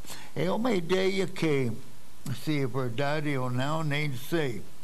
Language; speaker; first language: Portuguese; non-native, fluent; English